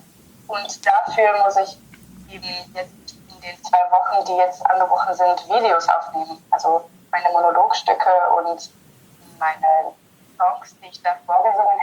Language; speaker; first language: German; native; German